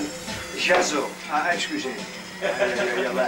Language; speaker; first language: French; non-native, learner; Dutch